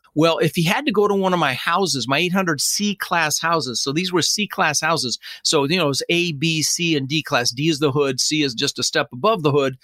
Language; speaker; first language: English; early bilingual, other home language; Dutch